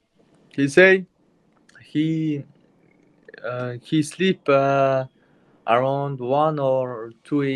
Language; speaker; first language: English; non-native, learner; Mongolian